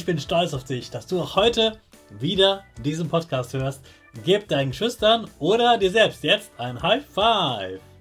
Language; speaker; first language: German; native; German